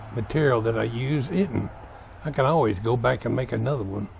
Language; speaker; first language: English; native; English